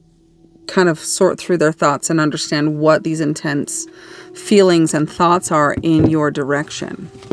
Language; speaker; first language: English; native; English